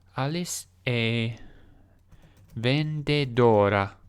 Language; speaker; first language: Portuguese; non-native, learner; English